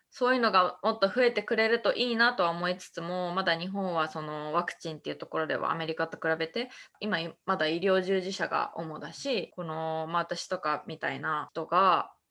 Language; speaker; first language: Japanese; early bilingual, heritage; Japanese